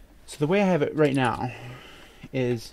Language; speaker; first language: English; native; English